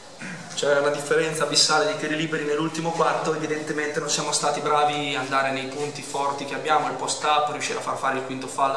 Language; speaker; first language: Italian; native; Italian